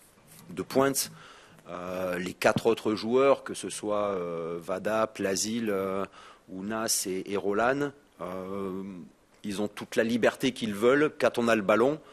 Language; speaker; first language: French; native; French